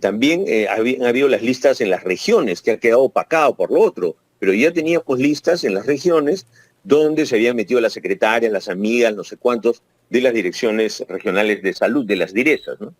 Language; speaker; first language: Spanish; native; Spanish